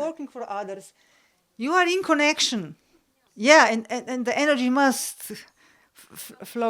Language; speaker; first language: English; non-native, learner; Slovenian